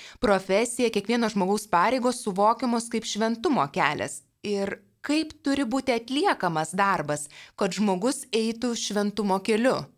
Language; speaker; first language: Lithuanian; native; Lithuanian